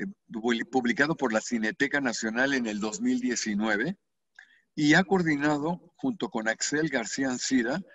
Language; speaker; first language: Spanish; native; Spanish